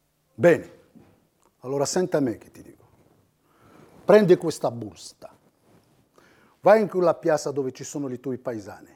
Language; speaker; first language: Italian; non-native, fluent; Riffian